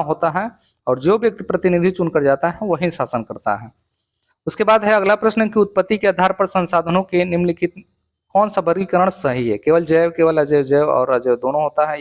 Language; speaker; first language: Hindi; native; Hindi